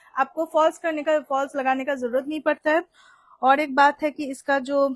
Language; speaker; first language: Hindi; non-native, local second language; Bangla